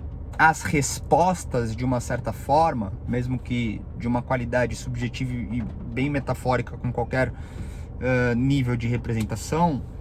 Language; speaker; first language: Portuguese; native; Portuguese